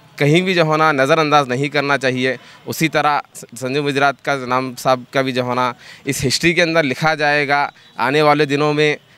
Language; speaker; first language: Urdu; native; Urdu